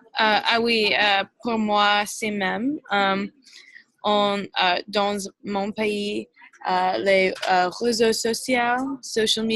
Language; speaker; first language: French; non-native, learner; English